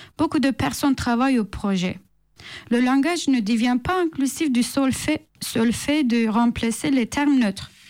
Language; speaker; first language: French; non-native, fluent; Turkish